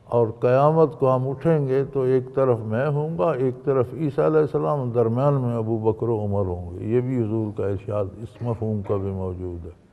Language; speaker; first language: Urdu; non-native, local second language; Punjabi